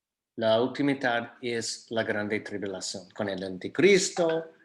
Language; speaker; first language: Spanish; non-native, fluent; English